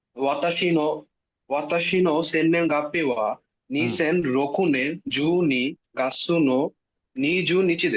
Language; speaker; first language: Japanese; non-native, learner; Bangla